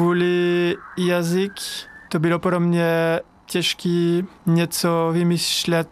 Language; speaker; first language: Czech; non-native, fluent; French